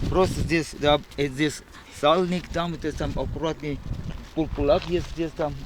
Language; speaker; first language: Russian; non-native, local second language; Armenian